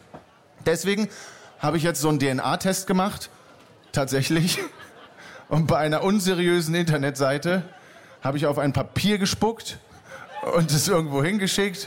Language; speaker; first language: German; native; German